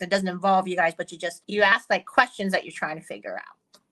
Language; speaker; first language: English; early bilingual, other home language; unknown